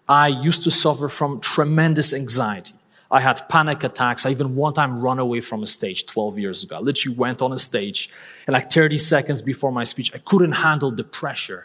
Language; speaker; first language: English; non-native, fluent; Polish